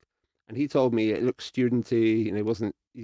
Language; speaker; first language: English; native; English